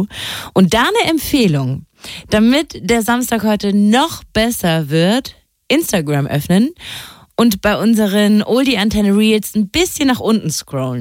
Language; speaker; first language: German; native; German